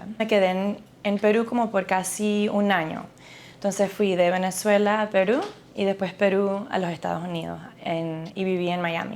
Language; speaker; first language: Spanish; early bilingual, other home language; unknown